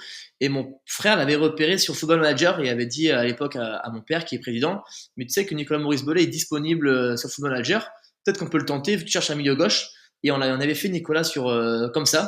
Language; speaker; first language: French; native; French